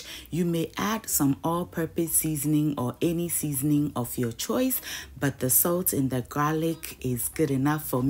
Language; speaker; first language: English; non-native, local second language; Ga